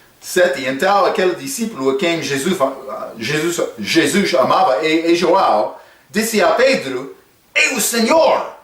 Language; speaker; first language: Portuguese; non-native, fluent; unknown